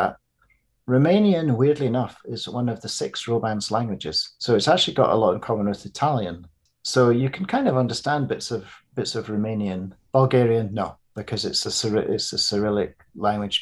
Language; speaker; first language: English; native; English